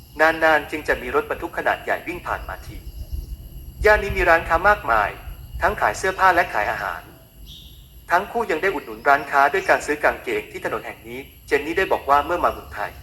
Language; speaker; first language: Thai; native; Thai